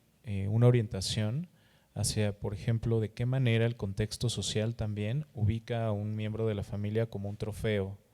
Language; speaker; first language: Spanish; native; Spanish